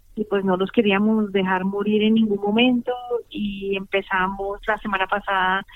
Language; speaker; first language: Spanish; native; Spanish